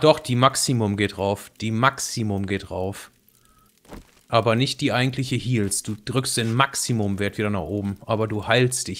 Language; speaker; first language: German; native; German